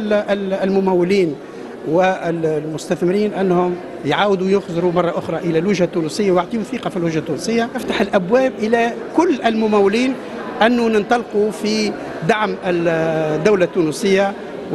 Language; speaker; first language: Arabic; native; Arabic